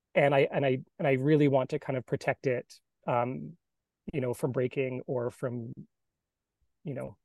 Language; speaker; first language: English; native; English